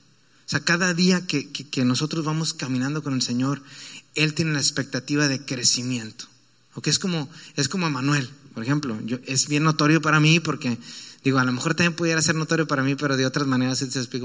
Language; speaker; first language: Spanish; native; Spanish